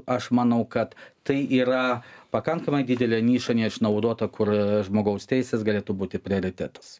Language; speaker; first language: Lithuanian; non-native, local second language; Russian